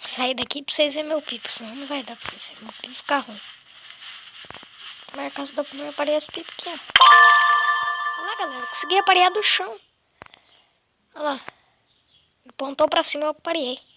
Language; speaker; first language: Portuguese; native; Portuguese